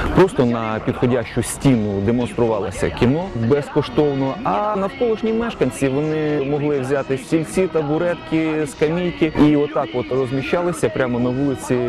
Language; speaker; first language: Ukrainian; native; Ukrainian